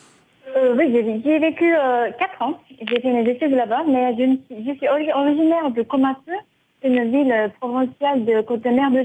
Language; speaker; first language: French; non-native, fluent; Japanese